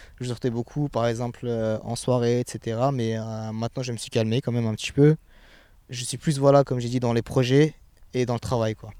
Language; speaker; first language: French; early bilingual, other home language; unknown